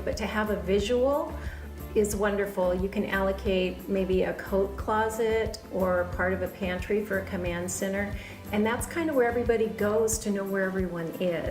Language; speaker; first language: English; native; English